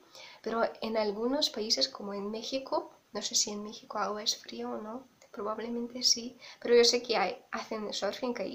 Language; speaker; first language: Spanish; non-native, fluent; Russian